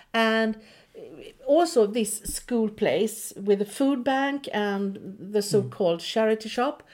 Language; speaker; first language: English; non-native, fluent; Swedish